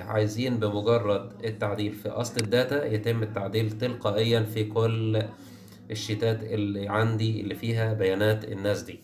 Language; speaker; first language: Arabic; native; Arabic